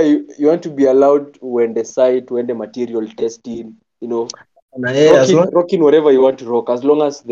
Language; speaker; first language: English; non-native, local second language; Kikuyu